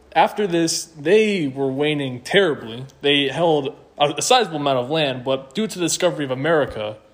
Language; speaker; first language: English; native; English